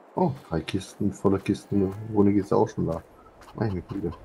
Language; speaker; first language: German; native; German